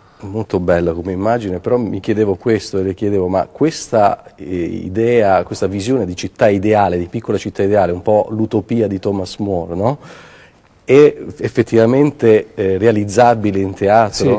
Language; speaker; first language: Italian; native; Italian